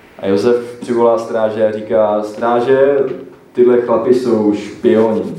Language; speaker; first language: Czech; native; Czech